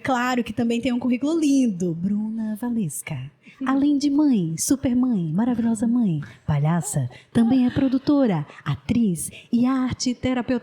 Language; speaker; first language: Portuguese; native; Portuguese